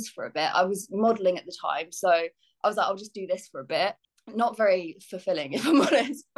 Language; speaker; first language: English; native; English